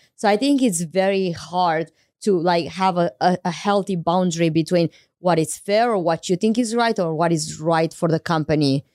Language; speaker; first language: English; non-native, fluent; Romanian